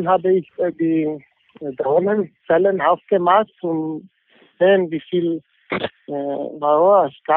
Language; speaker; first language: German; non-native, fluent; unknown